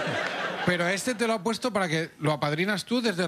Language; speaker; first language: Spanish; native; Spanish